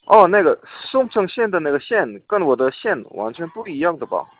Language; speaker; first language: Chinese; non-native, fluent; Korean